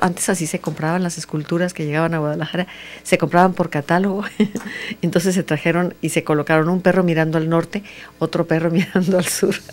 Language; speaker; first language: Spanish; native; Spanish